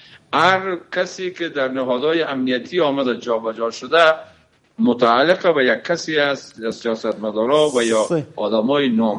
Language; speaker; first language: Persian; native; Persian